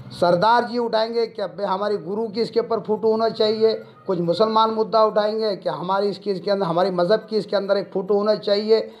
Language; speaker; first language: Hindi; non-native, local second language; Urdu